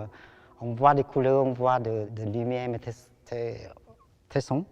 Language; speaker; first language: French; non-native, learner; Vietnamese